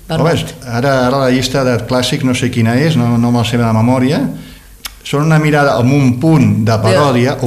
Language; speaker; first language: Catalan; native; Catalan